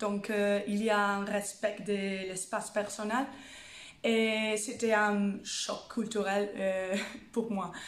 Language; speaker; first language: French; non-native, fluent; Spanish